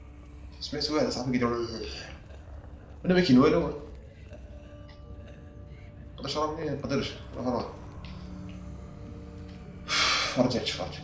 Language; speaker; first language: Arabic; native; Arabic